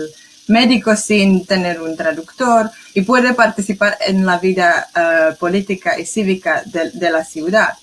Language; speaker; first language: Spanish; non-native, fluent; English